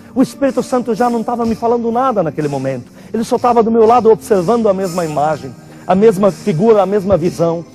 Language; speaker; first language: Portuguese; non-native, fluent; Arabic